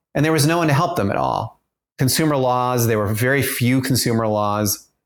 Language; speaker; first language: English; early bilingual, other home language; German